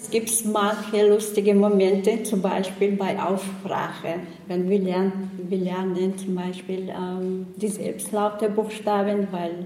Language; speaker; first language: German; non-native, learner; Chechen